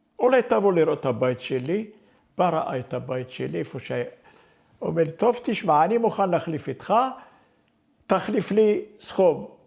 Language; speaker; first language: Hebrew; non-native, fluent; Arabic